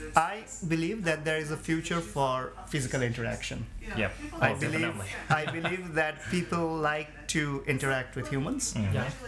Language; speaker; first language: English; non-native, local second language; Bangla